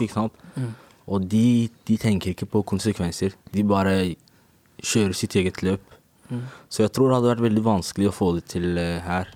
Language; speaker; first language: Norwegian; native; Norwegian